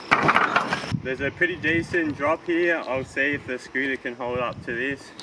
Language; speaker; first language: English; native; English